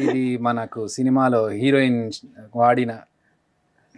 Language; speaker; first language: Telugu; native; Telugu